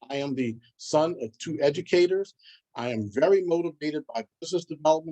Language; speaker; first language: English; native; English